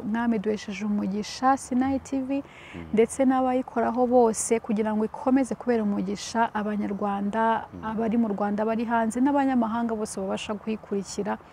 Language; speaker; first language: Kinyarwanda; early bilingual, heritage; Kinyarwanda